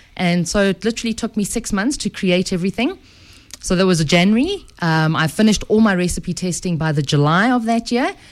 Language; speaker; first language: English; native; English